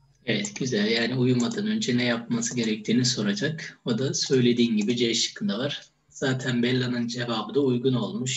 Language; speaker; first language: Turkish; native; Turkish